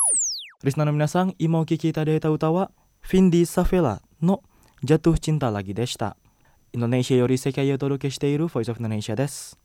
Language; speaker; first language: Japanese; non-native, fluent; Indonesian